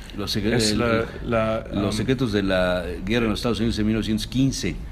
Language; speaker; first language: Spanish; native; Spanish